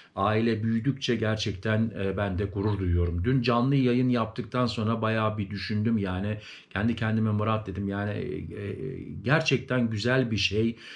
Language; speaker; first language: Turkish; early bilingual, heritage; Turkish